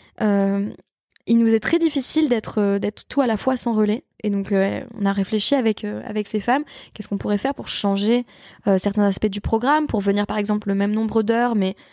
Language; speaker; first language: French; native; French